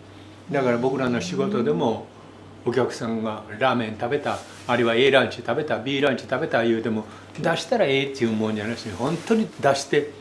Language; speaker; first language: Japanese; native; Japanese